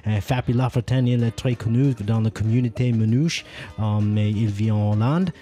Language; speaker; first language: French; non-native, learner; English